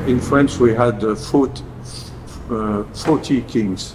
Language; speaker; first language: English; non-native, learner; French